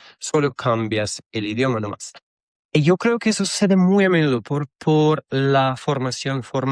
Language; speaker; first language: Spanish; non-native, fluent; Russian